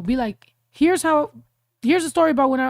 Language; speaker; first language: English; early bilingual, other home language; Spanish